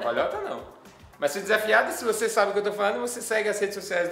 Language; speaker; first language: Portuguese; native; Portuguese